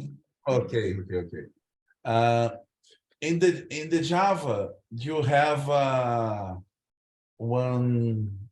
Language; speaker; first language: English; non-native, learner; Portuguese